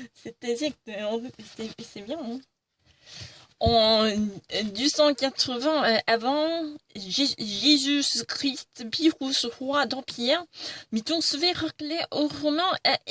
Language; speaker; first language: French; non-native, learner; Korean